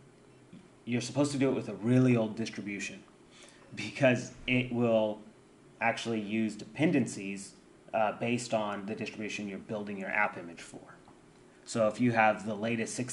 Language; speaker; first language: English; native; English